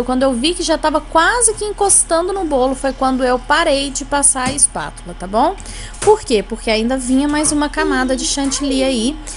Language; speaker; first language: Portuguese; native; Portuguese